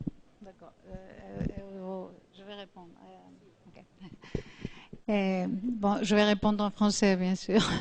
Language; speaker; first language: French; non-native, fluent; Greek